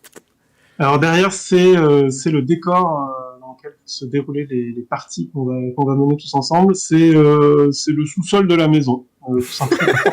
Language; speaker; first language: French; native; French